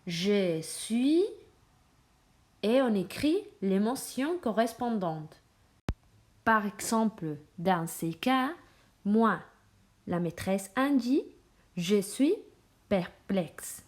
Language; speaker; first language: French; non-native, fluent; Spanish